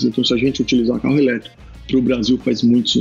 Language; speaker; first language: Portuguese; native; Portuguese